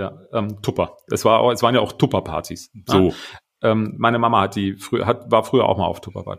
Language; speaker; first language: German; native; German